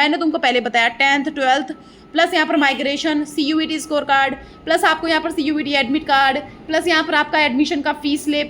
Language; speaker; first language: Hindi; native; Hindi